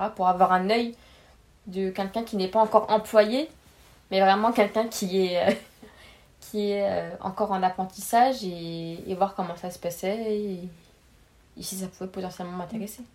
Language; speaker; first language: French; native; French